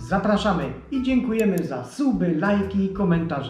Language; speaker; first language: Polish; native; Polish